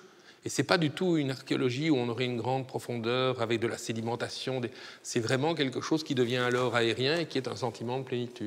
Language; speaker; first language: French; native; French